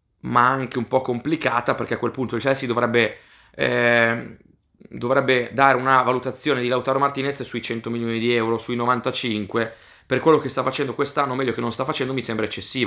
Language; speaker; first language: Italian; native; Italian